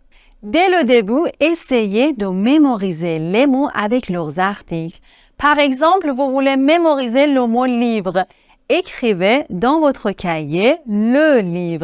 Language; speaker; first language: French; non-native, fluent; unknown